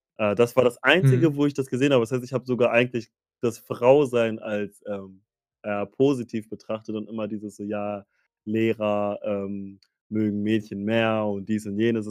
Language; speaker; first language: German; early bilingual, other home language; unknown